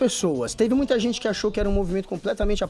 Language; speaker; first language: Portuguese; native; Portuguese